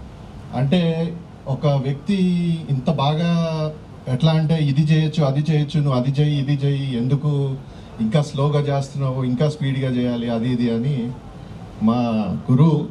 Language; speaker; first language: Telugu; native; Telugu